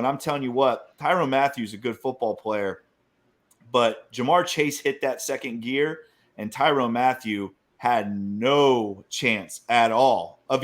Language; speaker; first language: English; native; English